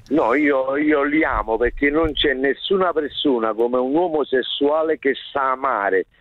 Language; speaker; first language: Italian; native; Italian